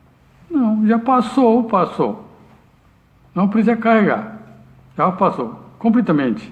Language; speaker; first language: Portuguese; non-native, learner; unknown